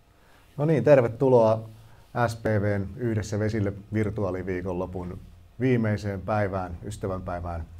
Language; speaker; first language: Finnish; native; Finnish